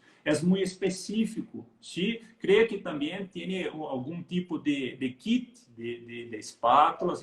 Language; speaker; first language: Portuguese; non-native, learner; Spanish